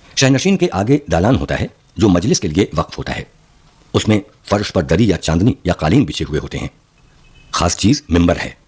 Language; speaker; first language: Urdu; native; Urdu